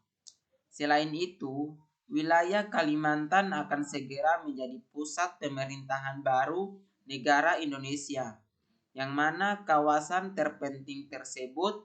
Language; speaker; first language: Indonesian; native; Indonesian